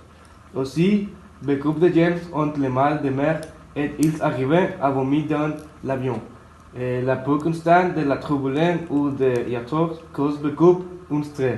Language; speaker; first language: French; non-native, learner; Spanish